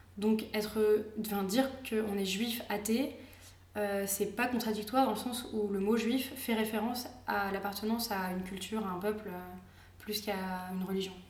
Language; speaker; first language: French; native; French